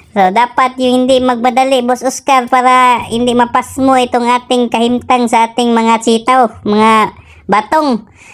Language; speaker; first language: Filipino; non-native, local second language; Cebuano